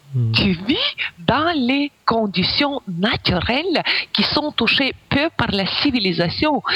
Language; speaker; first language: French; non-native, fluent; Ukrainian